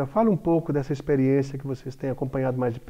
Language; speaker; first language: Portuguese; native; Portuguese